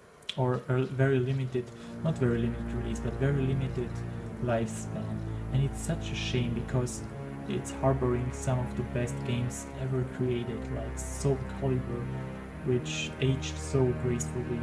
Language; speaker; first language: English; non-native, fluent; German